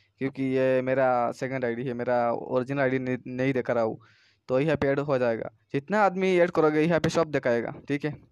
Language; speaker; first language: Hindi; non-native, local second language; Bangla